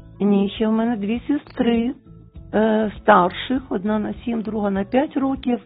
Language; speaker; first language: Ukrainian; non-native, local second language; Russian